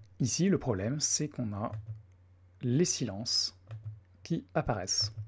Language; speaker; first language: French; native; French